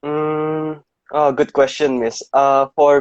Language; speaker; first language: English; non-native, fluent; Indonesian